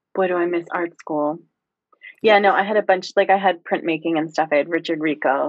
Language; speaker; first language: English; native; English